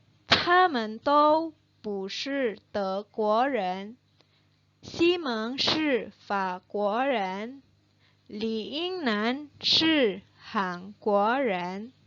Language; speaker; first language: Chinese; non-native, fluent; Indonesian